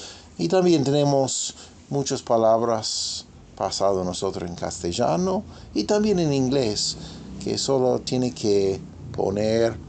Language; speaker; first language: Spanish; non-native, fluent; English